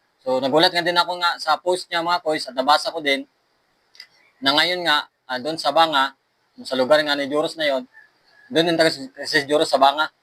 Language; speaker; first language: Filipino; non-native, local second language; Aklanon